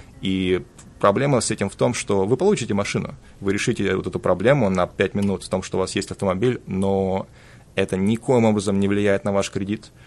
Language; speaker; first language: Russian; early bilingual, heritage; Russian